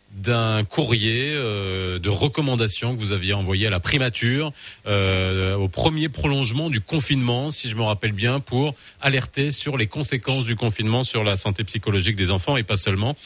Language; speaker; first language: French; non-native, local second language; Arabic